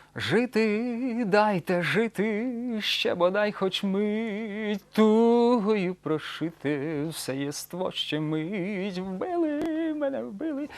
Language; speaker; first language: Ukrainian; non-native, local second language; Russian